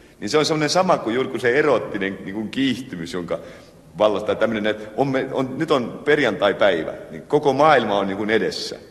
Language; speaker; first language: Finnish; native; Finnish